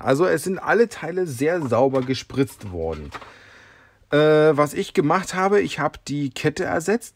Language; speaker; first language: German; native; German